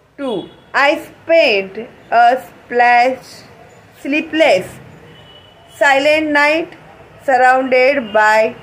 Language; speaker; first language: Hindi; non-native, local second language; Marathi